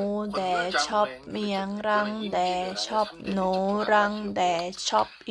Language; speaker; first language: Korean; non-native, learner; Thai